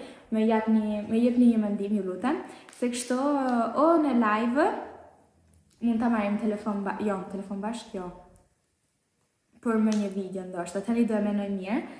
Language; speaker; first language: Albanian; early bilingual, heritage; Albanian